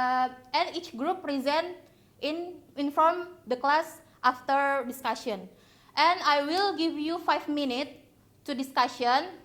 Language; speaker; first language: English; non-native, learner; Indonesian